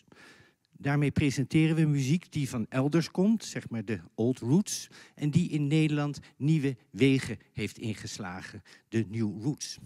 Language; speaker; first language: Dutch; native; Dutch